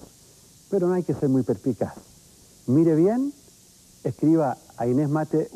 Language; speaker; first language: Spanish; native; Spanish